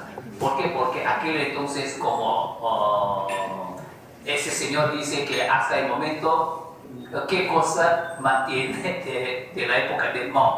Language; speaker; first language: Spanish; non-native, fluent; Chinese